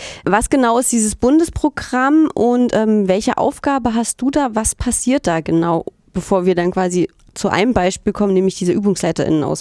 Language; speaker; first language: German; native; German